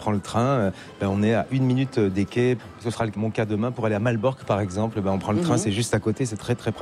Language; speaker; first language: French; native; French